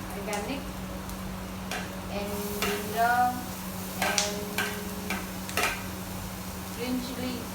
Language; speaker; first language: English; non-native, learner; Vietnamese